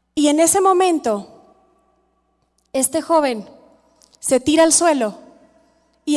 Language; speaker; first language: Spanish; native; Spanish